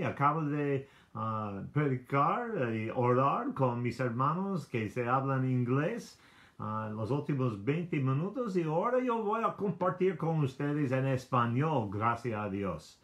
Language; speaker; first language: Spanish; non-native, learner; English